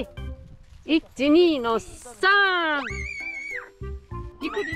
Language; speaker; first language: Japanese; native; Japanese